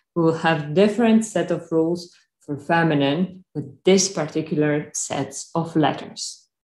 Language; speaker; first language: English; non-native, fluent; Polish